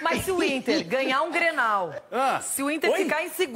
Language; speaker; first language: Portuguese; native; Portuguese